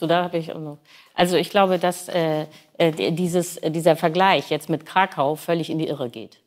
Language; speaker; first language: German; native; German